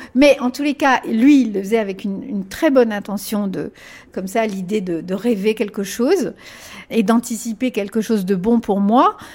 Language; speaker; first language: French; early bilingual, other home language; Spanish